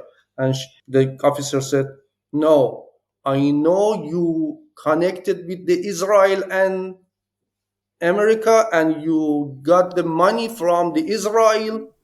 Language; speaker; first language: English; non-native, learner; Persian